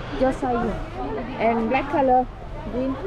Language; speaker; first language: English; non-native, learner; Vietnamese